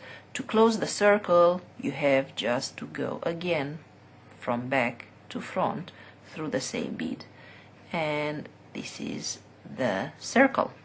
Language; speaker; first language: English; non-native, fluent; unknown